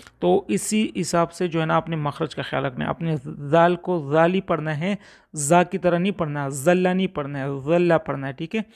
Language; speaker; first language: Urdu; non-native, local second language; Punjabi